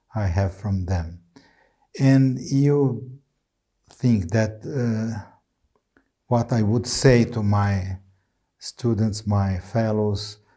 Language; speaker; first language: English; non-native, fluent; Portuguese